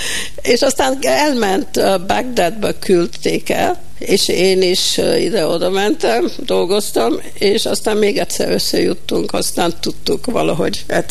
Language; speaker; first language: Hungarian; early bilingual, heritage; Hungarian